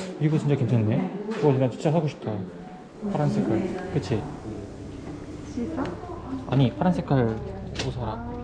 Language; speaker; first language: Korean; non-native, fluent; Japanese